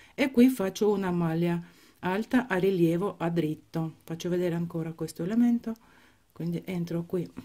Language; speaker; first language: Italian; non-native, fluent; Ukrainian